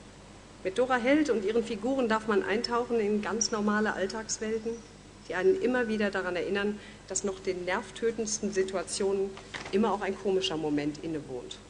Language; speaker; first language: German; native; German